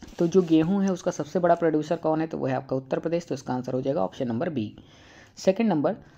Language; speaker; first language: Hindi; native; Hindi